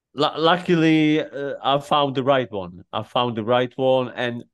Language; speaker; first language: English; non-native, fluent; Czech